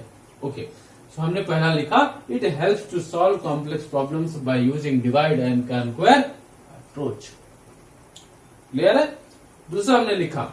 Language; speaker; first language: Hindi; native; Hindi